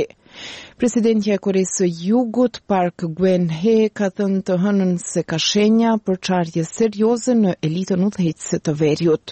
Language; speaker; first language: Albanian; native; Albanian